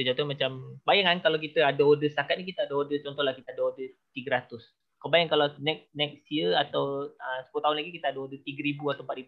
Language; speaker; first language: Malay; native; Malay